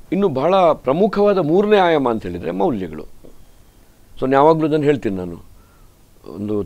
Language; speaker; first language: Kannada; native; Kannada